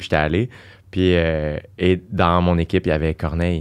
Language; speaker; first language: French; native; French